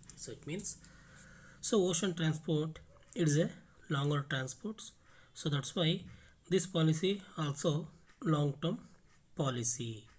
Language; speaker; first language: English; non-native, local second language; Kannada